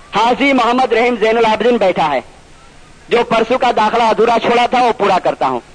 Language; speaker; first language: Urdu; non-native, local second language; Gujarati